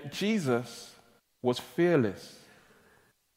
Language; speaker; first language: English; native; English